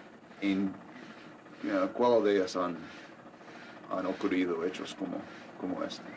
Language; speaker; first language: Spanish; non-native, fluent; English